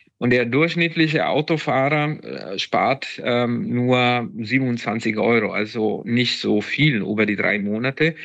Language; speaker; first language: German; non-native, fluent; Italian